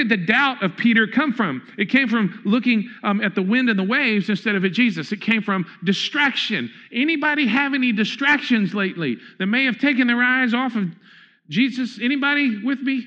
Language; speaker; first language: English; native; English